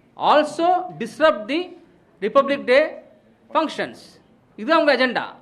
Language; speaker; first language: English; non-native, local second language; Tamil